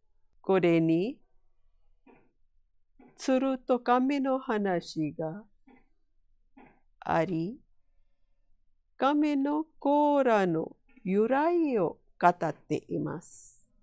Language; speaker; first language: Japanese; non-native, fluent; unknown